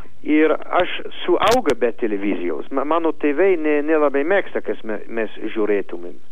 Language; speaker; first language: Lithuanian; non-native, learner; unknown